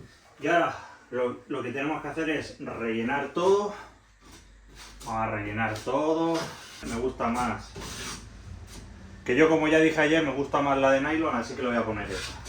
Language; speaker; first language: Spanish; native; Spanish